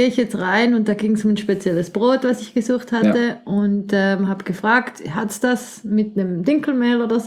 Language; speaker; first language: German; native; German